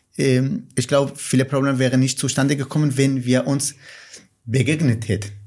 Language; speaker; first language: German; non-native, fluent; Kurdish